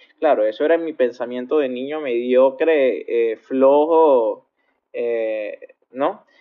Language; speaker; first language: Spanish; native; Spanish